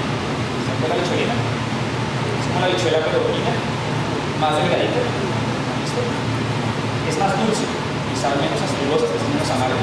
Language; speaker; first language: Spanish; native; Spanish